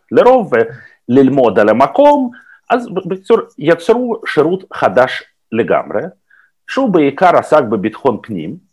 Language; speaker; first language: Hebrew; non-native, fluent; Russian